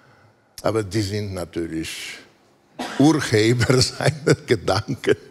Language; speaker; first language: German; non-native, fluent; Polish